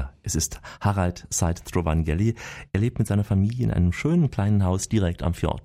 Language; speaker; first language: German; native; German